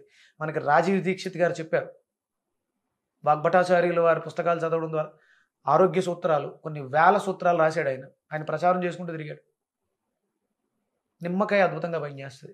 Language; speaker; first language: Telugu; native; Telugu